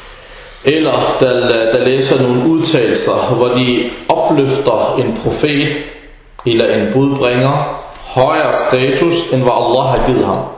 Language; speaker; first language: Danish; early bilingual, other home language; Arabic